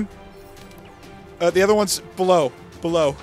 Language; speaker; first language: English; native; English